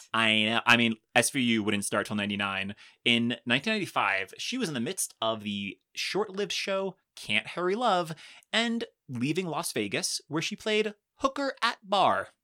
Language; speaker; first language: English; native; English